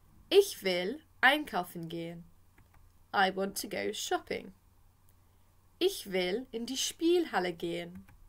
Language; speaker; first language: German; non-native, fluent; English